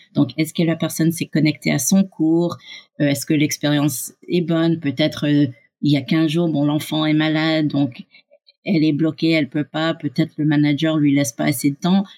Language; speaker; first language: French; early bilingual, heritage; English